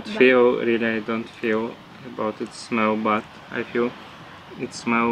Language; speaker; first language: English; non-native, learner; Russian